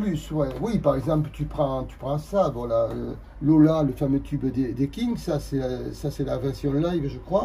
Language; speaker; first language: French; native; French